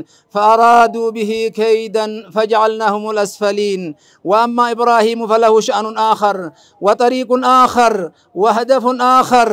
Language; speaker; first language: Arabic; non-native, fluent; Oromo